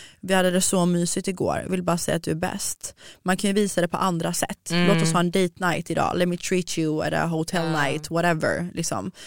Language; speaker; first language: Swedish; early bilingual, other home language; Persian